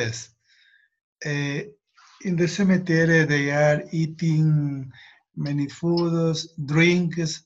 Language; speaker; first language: English; non-native, learner; Spanish